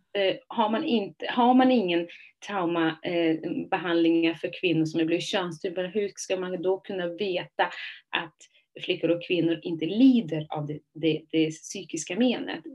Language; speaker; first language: Swedish; early bilingual, other home language; Somali